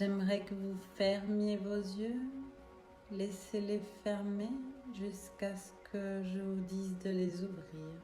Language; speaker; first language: French; native; French